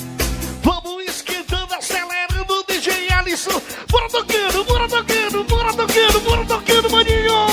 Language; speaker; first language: Portuguese; native; Portuguese